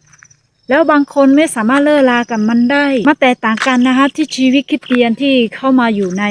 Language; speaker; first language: Thai; non-native, fluent; Akha